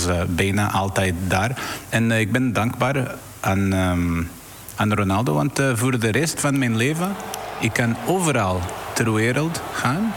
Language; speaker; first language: Dutch; non-native, learner; Portuguese